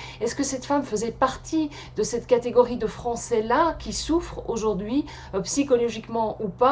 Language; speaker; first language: French; native; French